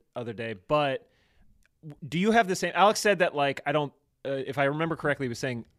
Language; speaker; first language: English; native; English